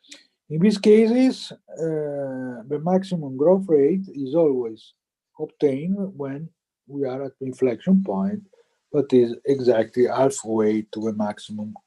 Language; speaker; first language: English; non-native, fluent; Italian